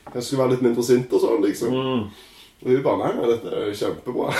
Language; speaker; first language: Norwegian; native; Norwegian